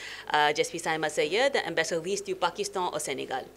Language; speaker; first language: French; non-native, learner; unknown